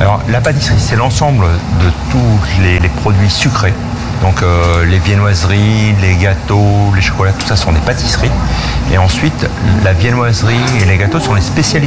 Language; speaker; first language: French; native; French